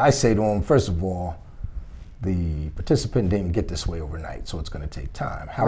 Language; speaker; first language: English; native; English